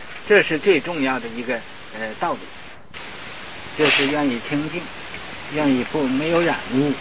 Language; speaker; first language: Chinese; native; Chinese